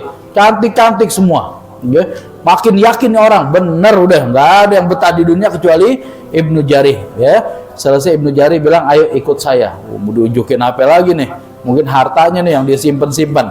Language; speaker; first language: Indonesian; native; Indonesian